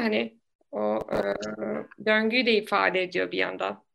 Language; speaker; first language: Turkish; native; Turkish